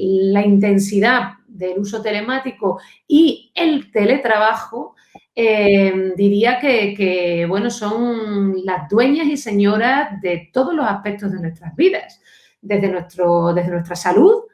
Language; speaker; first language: Spanish; native; Spanish